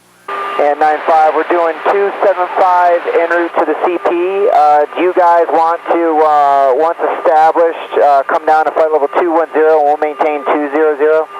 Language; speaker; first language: English; native; English